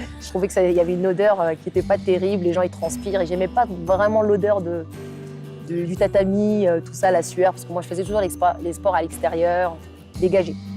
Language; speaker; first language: French; non-native, local second language; Arabic